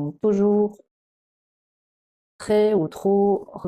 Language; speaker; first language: French; non-native, fluent; Chinese